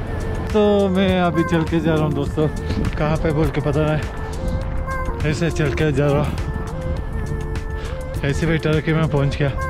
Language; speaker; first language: Hindi; non-native, local second language; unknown